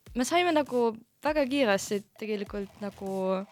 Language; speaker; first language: Estonian; non-native, fluent; German